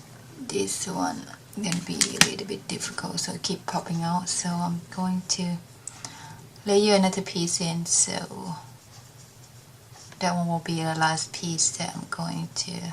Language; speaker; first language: English; non-native, learner; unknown